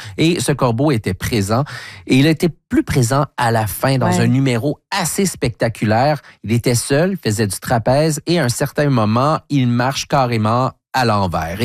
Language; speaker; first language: French; native; French